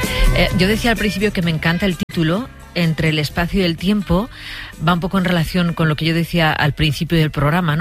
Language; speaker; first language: Spanish; native; Spanish